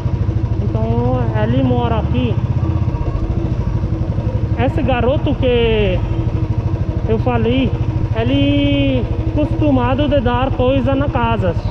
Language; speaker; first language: Portuguese; non-native, learner; Hindi